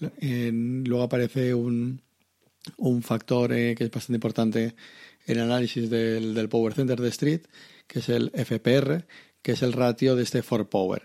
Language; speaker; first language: Spanish; native; Spanish